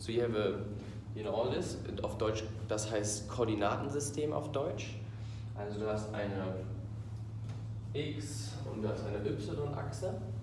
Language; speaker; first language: German; non-native, fluent; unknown